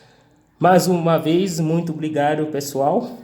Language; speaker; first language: Portuguese; non-native, fluent; Haitian Creole